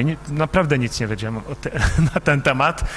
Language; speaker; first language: Polish; non-native, fluent; Hungarian